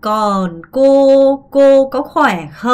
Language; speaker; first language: Vietnamese; non-native, fluent; Korean